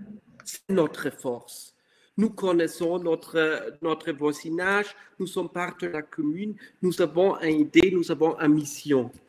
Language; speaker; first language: French; non-native, fluent; German